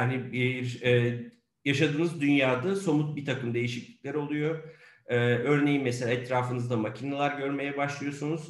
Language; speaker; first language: Turkish; native; Turkish